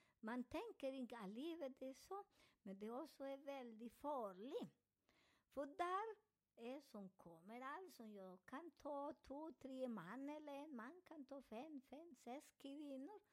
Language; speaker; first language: Swedish; non-native, learner; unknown